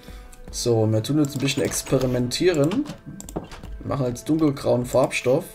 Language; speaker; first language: German; native; German